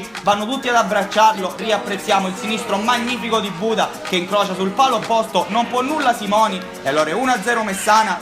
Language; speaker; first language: Italian; native; Italian